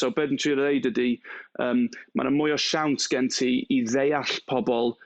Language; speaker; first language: Welsh; non-native, local second language; English